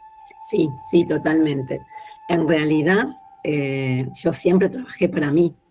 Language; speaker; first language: Spanish; native; Spanish